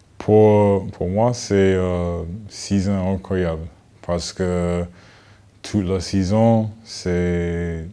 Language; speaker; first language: French; non-native, learner; English